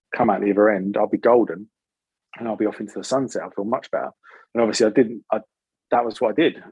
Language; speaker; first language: English; native; English